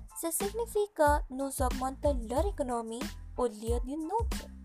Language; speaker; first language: French; non-native, learner; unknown